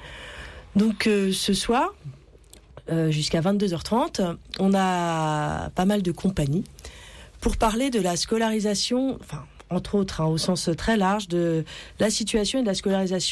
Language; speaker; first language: French; native; French